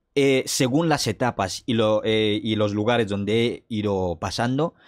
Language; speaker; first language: Spanish; non-native, fluent; French